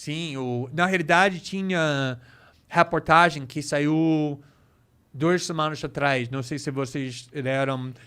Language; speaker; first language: Portuguese; non-native, fluent; English